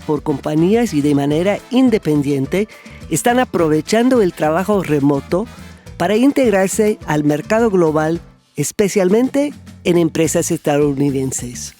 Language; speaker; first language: Spanish; non-native, fluent; English